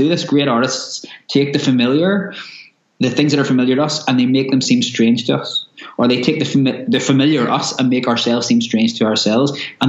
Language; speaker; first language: English; native; English